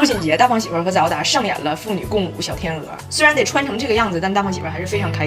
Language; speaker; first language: Chinese; native; Chinese